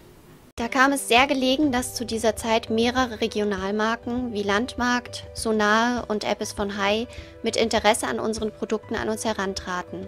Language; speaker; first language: German; native; German